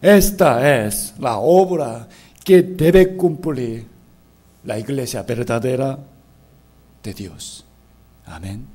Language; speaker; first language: Spanish; non-native, fluent; Korean